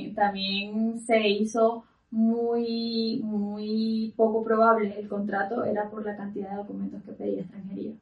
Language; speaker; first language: Spanish; native; Spanish